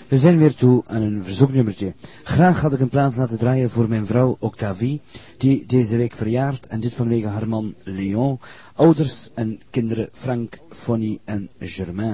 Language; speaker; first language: Dutch; native; Dutch